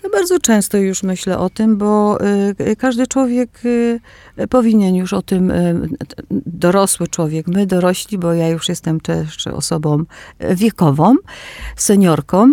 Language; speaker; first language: Polish; early bilingual, other home language; Greek